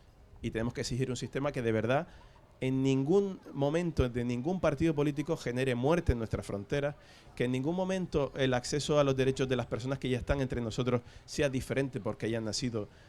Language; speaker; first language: Spanish; native; Spanish